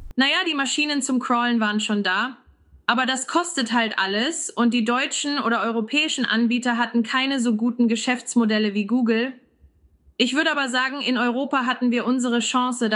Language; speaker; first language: German; native; German